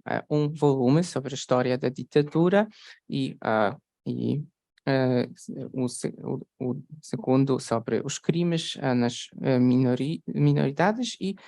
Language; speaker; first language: Portuguese; non-native, fluent; Polish